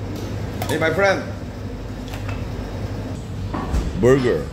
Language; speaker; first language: English; non-native, learner; Korean